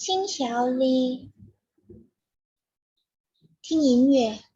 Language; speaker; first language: Chinese; non-native, learner; Indonesian